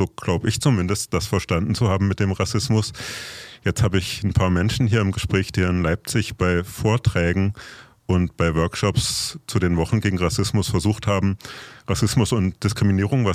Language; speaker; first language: German; native; German